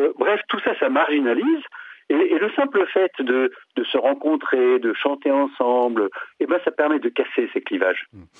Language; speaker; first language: French; native; French